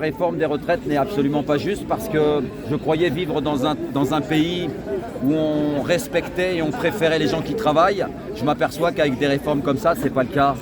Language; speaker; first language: French; native; French